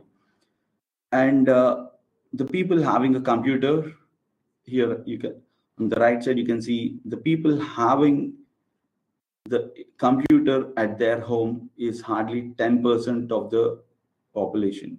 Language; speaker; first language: English; non-native, local second language; Telugu